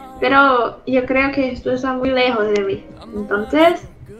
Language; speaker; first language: Spanish; non-native, learner; Portuguese